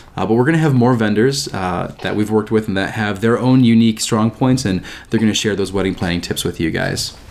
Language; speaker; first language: English; native; English